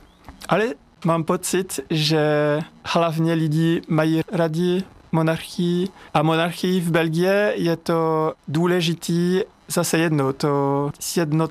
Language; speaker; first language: Czech; non-native, learner; French